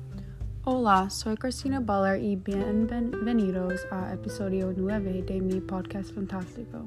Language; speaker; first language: Spanish; non-native, learner; English